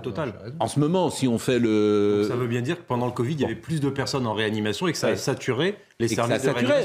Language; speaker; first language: French; native; French